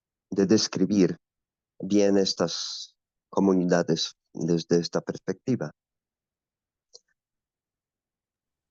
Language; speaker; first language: Spanish; non-native, fluent; Polish